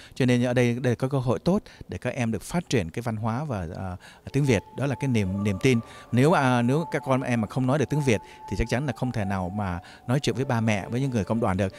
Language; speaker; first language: Vietnamese; native; Vietnamese